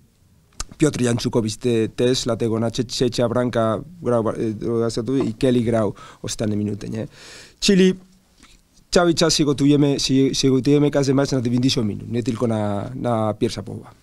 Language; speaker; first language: Polish; non-native, learner; Spanish